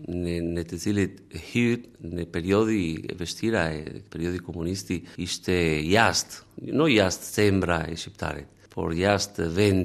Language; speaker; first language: Albanian; non-native, learner; Spanish